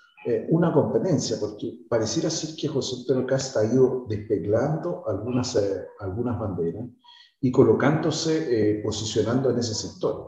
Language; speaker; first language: Spanish; native; Spanish